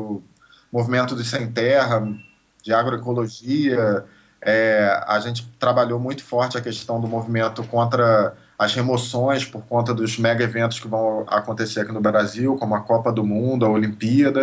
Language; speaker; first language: Portuguese; native; Portuguese